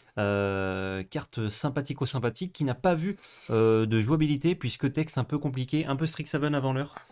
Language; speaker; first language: French; native; French